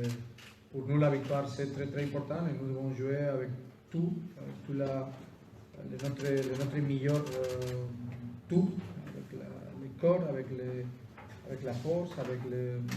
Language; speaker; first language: French; non-native, fluent; Spanish